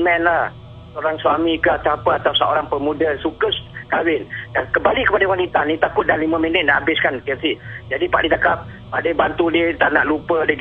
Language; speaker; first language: Malay; native; Malay